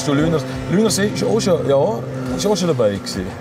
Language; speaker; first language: German; native; German